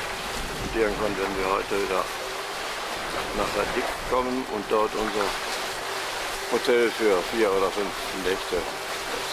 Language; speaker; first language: German; native; German